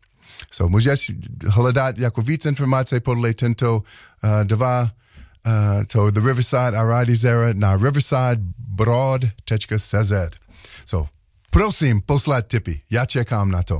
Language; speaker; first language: Czech; non-native, learner; English